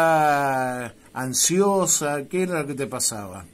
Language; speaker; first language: Spanish; native; Spanish